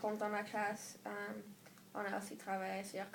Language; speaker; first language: French; non-native, learner; English